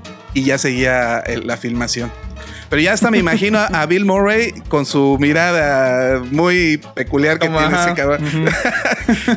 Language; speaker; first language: Spanish; native; Spanish